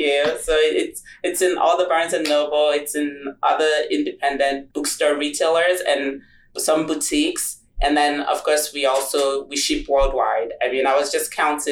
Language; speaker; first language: English; non-native, local second language; Igbo